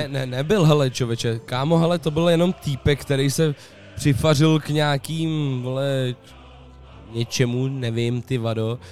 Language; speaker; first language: Czech; native; Czech